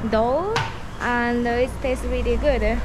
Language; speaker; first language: English; non-native, fluent; Japanese